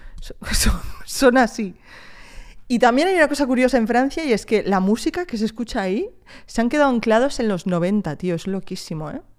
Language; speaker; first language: Spanish; early bilingual, other home language; French